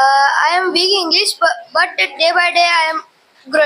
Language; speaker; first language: English; non-native, learner; Hindi